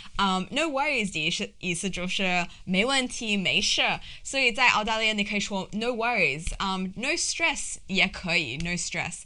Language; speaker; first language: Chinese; non-native, fluent; English